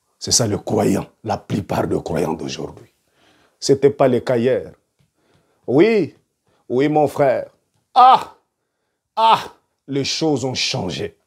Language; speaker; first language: French; non-native, local second language; Lingala